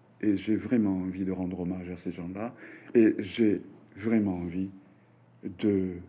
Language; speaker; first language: French; non-native, fluent; Japanese